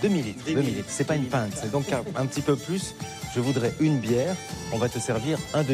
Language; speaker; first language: French; native; French